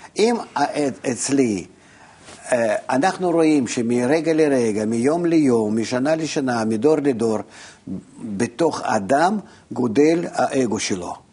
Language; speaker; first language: Hebrew; non-native, fluent; Russian